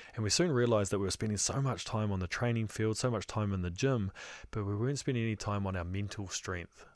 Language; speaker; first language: English; native; English